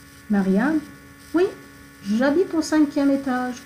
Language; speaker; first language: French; non-native, fluent; Arabic